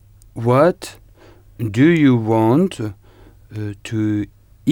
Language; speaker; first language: English; non-native, learner; French